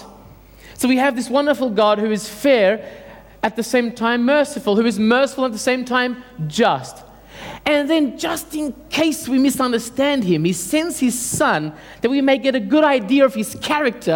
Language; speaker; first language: English; early bilingual, other home language; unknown